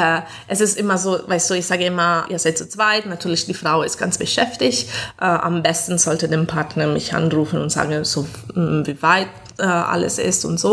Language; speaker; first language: German; non-native, fluent; Italian